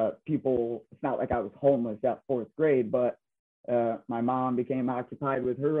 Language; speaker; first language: English; native; English